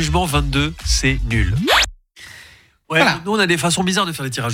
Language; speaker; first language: French; native; French